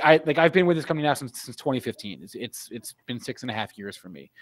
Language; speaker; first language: English; native; English